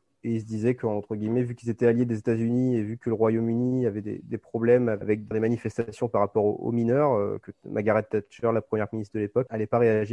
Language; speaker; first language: French; native; French